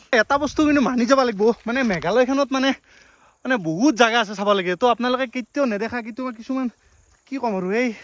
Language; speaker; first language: Assamese; native; Assamese